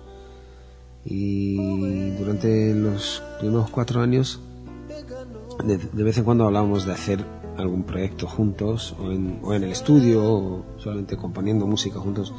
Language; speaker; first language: Spanish; non-native, fluent; Hebrew